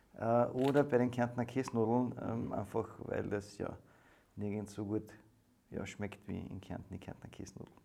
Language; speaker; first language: German; native; German